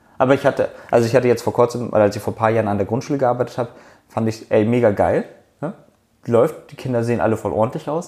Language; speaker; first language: German; early bilingual, other home language; Turkish